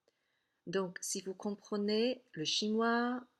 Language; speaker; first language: French; non-native, fluent; Cantonese